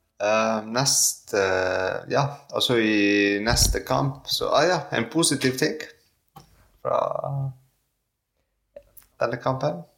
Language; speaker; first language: Norwegian; non-native, fluent; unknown